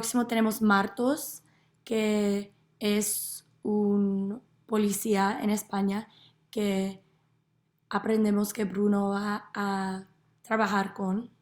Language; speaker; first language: Spanish; non-native, learner; English